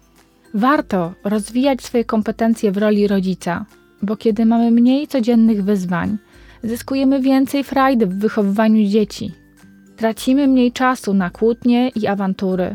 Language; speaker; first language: Polish; native; Polish